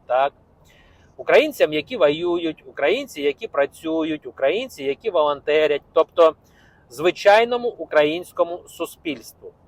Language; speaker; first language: Ukrainian; non-native, local second language; Russian